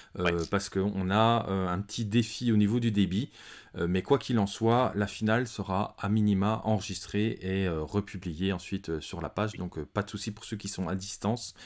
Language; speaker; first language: French; native; French